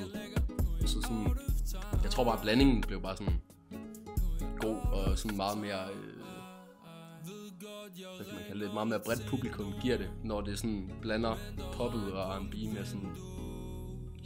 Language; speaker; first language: Danish; native; Danish